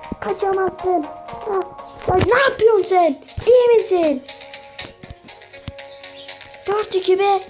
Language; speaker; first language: Turkish; native; Turkish